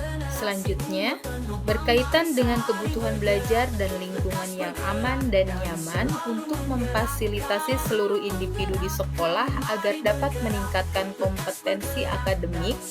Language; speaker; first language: Indonesian; native; Indonesian